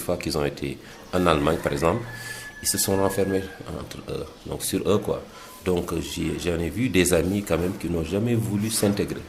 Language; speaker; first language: French; non-native, local second language; Wolof